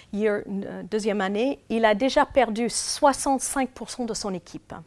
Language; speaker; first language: French; non-native, fluent; English